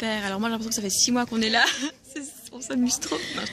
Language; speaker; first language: French; native; French